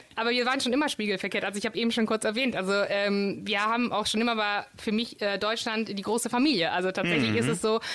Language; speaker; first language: German; non-native, fluent; Italian